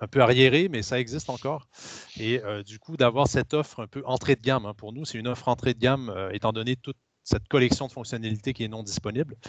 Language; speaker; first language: French; native; French